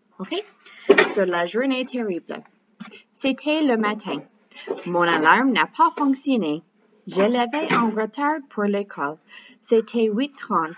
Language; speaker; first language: French; non-native, fluent; English